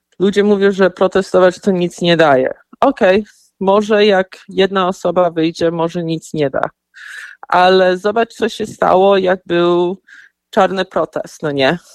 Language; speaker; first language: Polish; early bilingual, heritage; Polish